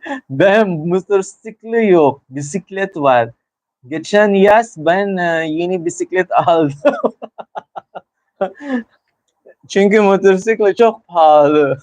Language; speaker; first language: Turkish; non-native, learner; Filipino